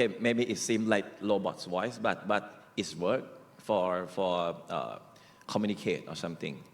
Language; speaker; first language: English; non-native, learner; Thai